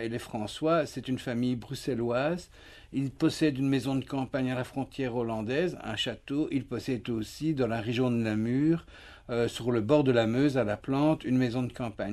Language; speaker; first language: French; native; French